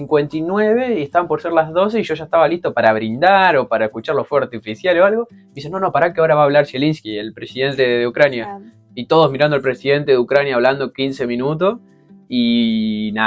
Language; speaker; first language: Spanish; native; Spanish